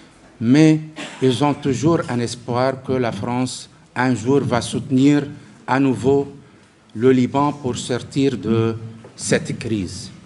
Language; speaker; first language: French; non-native, local second language; Arabic